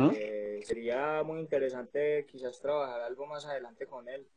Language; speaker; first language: Spanish; native; Spanish